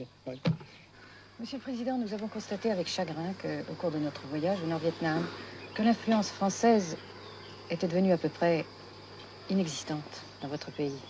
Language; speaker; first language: French; native; French